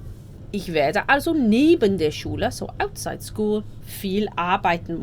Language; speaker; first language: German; non-native, fluent; English